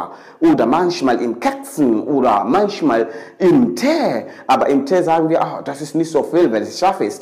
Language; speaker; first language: German; non-native, fluent; Swahili